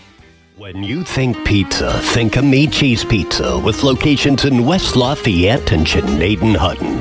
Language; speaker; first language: English; native; English